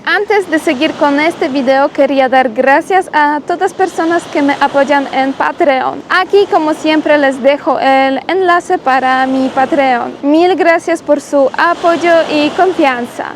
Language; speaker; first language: Spanish; non-native, fluent; Polish